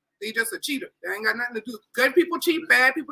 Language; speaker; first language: English; native; English